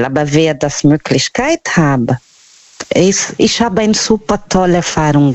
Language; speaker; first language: German; non-native, learner; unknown